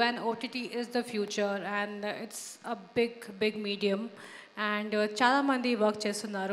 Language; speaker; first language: Telugu; non-native, fluent; Hindi